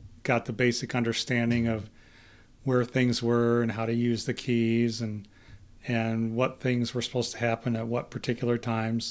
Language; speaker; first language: English; native; English